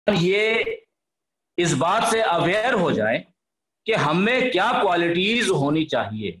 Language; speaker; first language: Hindi; native; Hindi